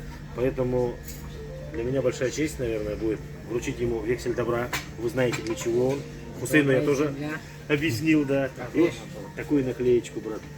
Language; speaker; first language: Russian; native; Russian